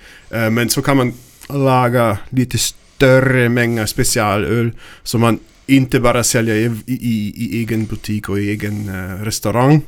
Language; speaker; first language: Swedish; non-native, learner; German